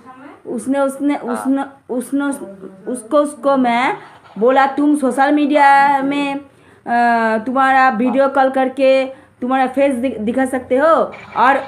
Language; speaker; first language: Hindi; non-native, local second language; Bangla